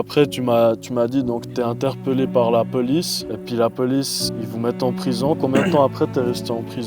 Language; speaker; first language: French; native; French